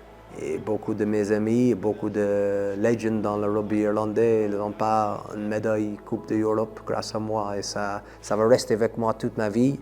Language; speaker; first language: French; non-native, fluent; English